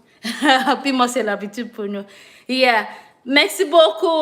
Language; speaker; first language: French; non-native, learner; English